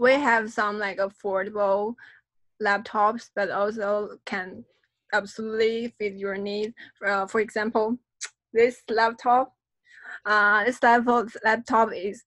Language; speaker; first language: English; non-native, fluent; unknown